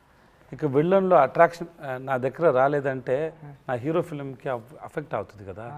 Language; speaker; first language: Telugu; non-native, learner; Tamil